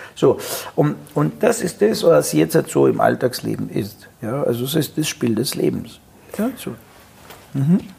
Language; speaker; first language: German; non-native, fluent; Russian